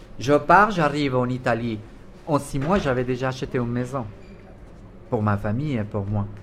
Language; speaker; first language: French; non-native, fluent; Spanish